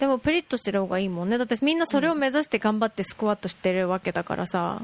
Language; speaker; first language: Japanese; native; Japanese